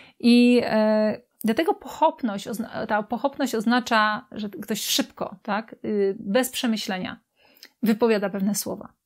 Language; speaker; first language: Polish; native; Polish